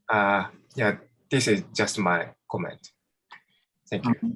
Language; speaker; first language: English; non-native, fluent; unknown